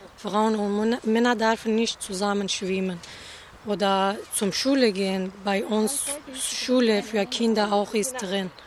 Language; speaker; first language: German; non-native, learner; Persian